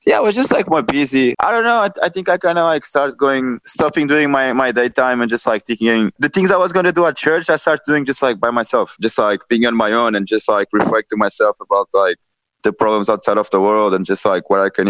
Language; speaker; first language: English; non-native, fluent; Portuguese